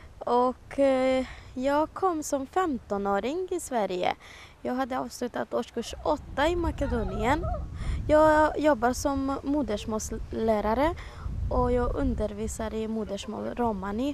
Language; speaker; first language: Swedish; non-native, fluent; Romany